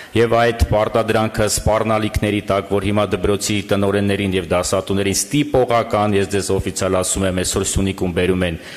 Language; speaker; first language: Armenian; native; Armenian